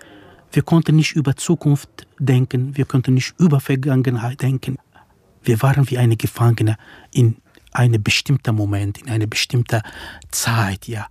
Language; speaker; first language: German; non-native, fluent; Kurdish